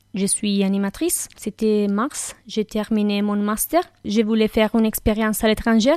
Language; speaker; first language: French; non-native, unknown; Italian